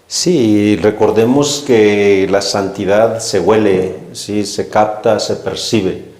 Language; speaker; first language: Spanish; native; Spanish